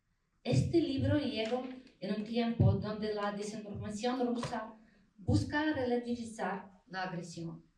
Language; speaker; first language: Spanish; non-native, fluent; Ukrainian